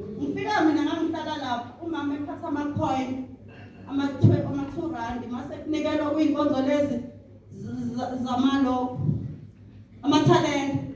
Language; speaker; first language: Zulu; non-native, local second language; Southern Sotho